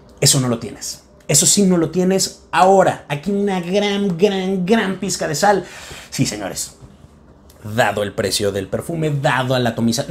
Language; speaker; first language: Spanish; native; Spanish